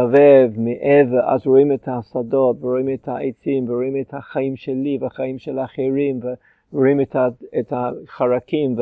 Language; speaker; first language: Hebrew; non-native, fluent; English